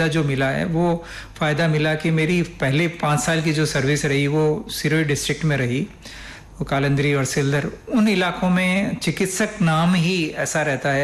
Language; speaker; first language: Hindi; non-native, local second language; Rajasthani